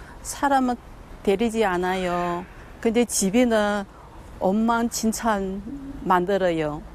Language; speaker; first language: Korean; early bilingual, other home language; Chinese